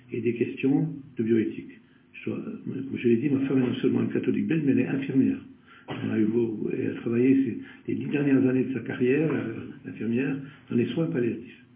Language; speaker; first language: French; native; French